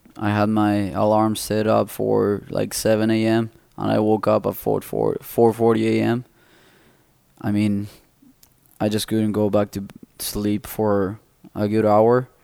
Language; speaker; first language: English; non-native, fluent; Spanish